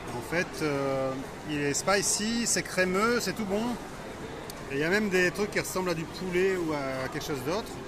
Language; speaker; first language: French; native; French